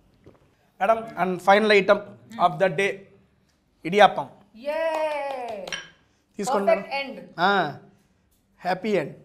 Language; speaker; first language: Telugu; native; Telugu